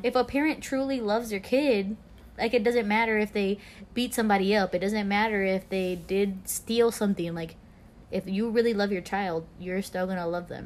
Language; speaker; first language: English; early bilingual, other home language; Spanish